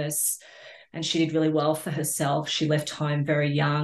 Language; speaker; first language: English; native; English